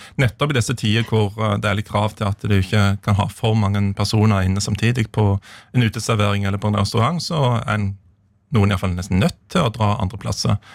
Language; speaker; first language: Norwegian; native; Norwegian